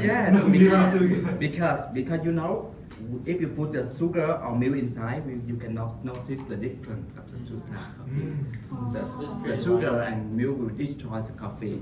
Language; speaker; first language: English; non-native, learner; Vietnamese